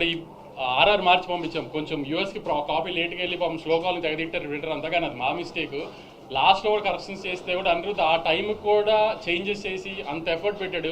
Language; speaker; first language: Telugu; native; Telugu